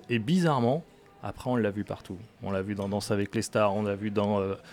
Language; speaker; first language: French; native; French